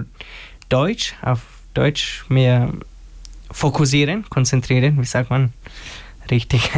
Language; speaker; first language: German; non-native, learner; Albanian